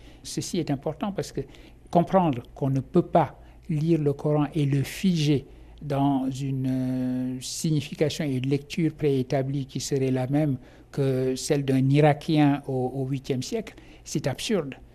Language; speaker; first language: French; non-native, local second language; Wolof